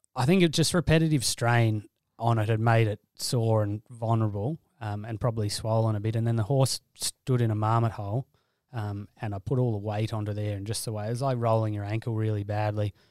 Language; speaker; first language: English; native; English